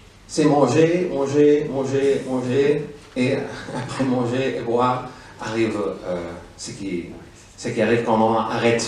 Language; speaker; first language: French; non-native, fluent; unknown